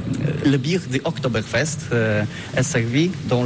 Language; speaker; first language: French; non-native, learner; Polish